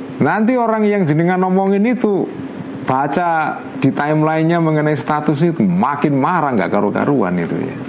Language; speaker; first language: Indonesian; non-native, local second language; Javanese